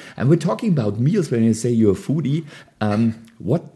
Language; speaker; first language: English; non-native, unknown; German